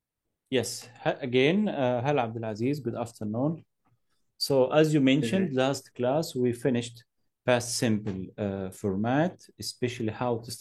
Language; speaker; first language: English; non-native, fluent; Arabic